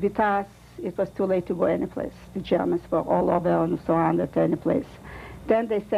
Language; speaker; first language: English; non-native, fluent; Russian